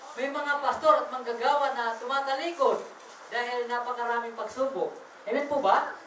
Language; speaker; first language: Filipino; non-native, local second language; Waray